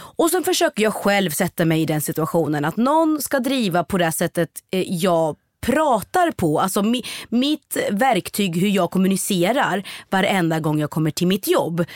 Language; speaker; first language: Swedish; native; Swedish